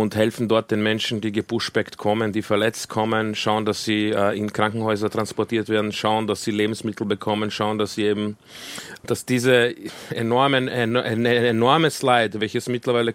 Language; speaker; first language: German; early bilingual, other home language; Croatian